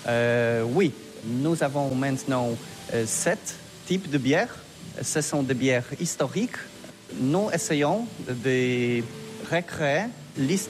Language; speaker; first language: French; non-native, learner; Polish